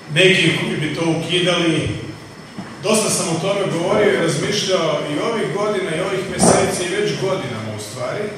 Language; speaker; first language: Croatian; native; Croatian